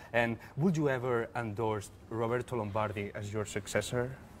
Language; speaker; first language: English; non-native, fluent; Catalan